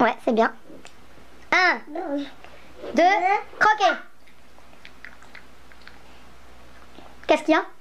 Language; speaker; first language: French; native; French